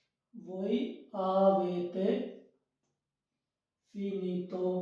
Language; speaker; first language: Italian; non-native, fluent; Hindi